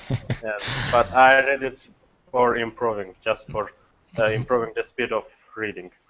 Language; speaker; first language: English; non-native, learner; Azerbaijani